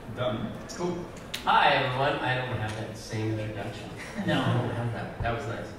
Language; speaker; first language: English; native; English